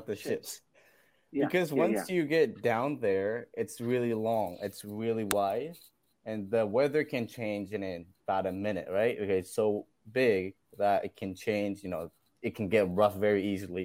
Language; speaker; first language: English; non-native, fluent; Burmese